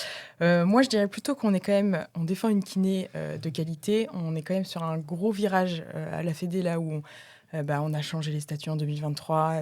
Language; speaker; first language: French; native; French